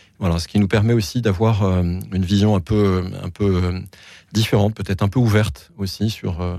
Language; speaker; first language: French; native; French